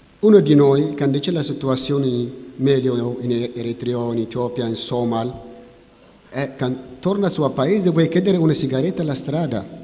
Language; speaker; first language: Italian; non-native, learner; Tigrinya